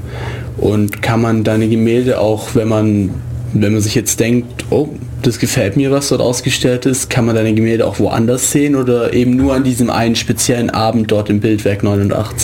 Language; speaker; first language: German; native; German